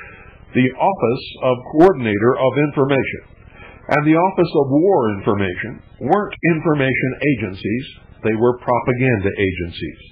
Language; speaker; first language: English; native; English